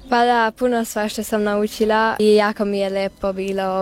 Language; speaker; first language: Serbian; non-native, local second language; Hungarian